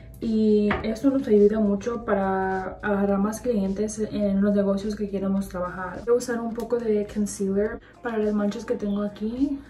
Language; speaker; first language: Spanish; early bilingual, heritage; Spanish